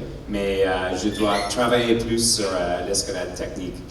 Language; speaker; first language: French; non-native, learner; English